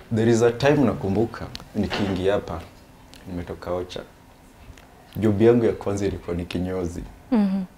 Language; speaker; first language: Swahili; native; Swahili